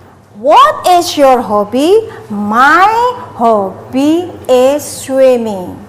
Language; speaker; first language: English; non-native, learner; Indonesian